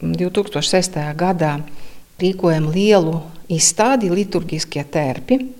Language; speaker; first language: Latvian; non-native, local second language; Russian